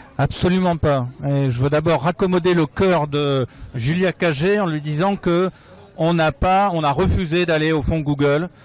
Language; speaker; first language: French; native; French